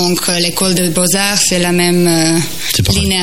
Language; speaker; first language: French; non-native, fluent; Croatian